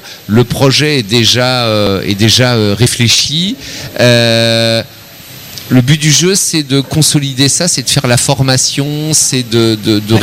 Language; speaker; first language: French; native; French